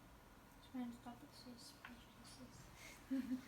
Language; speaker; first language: English; non-native, learner; Ukrainian